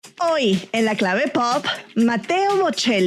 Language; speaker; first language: Spanish; native; Spanish